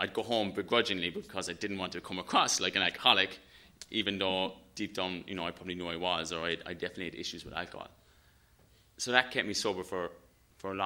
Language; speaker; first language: English; native; English